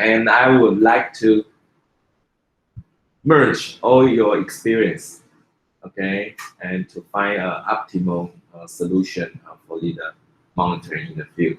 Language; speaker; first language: English; non-native, fluent; Chinese